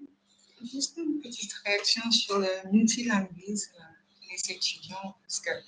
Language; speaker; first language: French; non-native, fluent; English